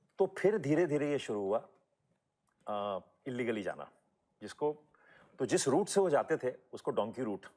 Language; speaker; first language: Hindi; native; Hindi